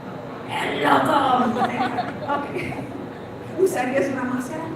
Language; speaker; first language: Spanish; non-native, fluent; English